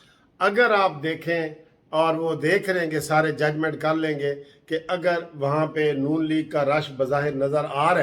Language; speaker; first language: Urdu; native; Urdu